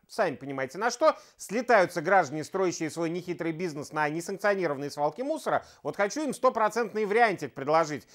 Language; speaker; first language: Russian; native; Russian